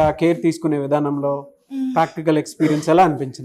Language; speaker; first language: Telugu; native; Telugu